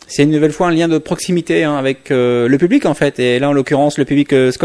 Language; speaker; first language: French; native; French